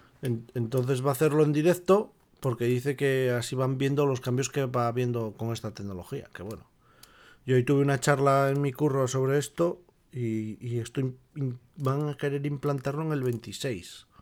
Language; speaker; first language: Spanish; native; Spanish